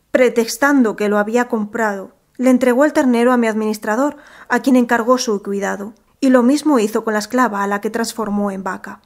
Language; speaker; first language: Spanish; native; Spanish